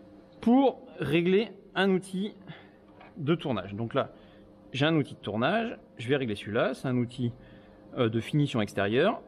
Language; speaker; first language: French; native; French